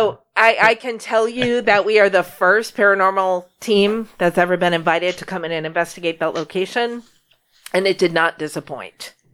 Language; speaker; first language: English; native; English